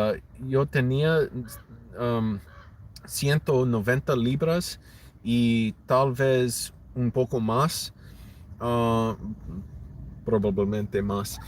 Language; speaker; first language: Spanish; non-native, learner; English